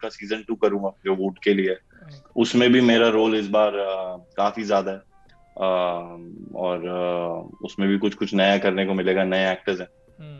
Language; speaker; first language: Hindi; native; Hindi